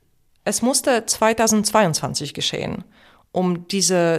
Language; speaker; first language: German; non-native, fluent; Polish